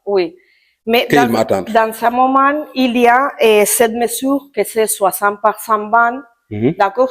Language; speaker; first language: French; non-native, learner; Spanish